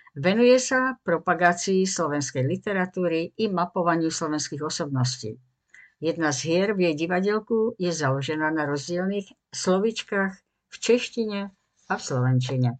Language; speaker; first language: Slovak; native; Slovak